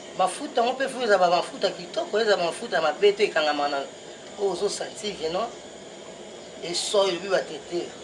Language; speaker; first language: Lingala; non-native, local second language; Luba-Lulua